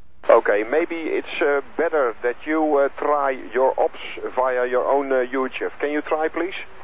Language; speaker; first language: English; non-native, fluent; Dutch